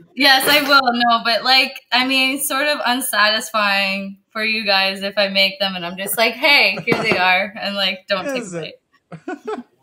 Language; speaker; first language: English; native; English